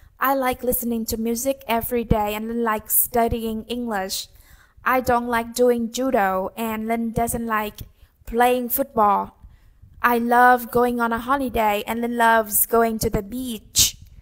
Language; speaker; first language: English; non-native, fluent; Vietnamese